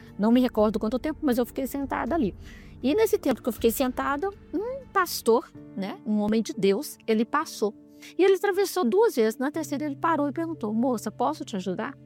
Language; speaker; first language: Portuguese; native; Portuguese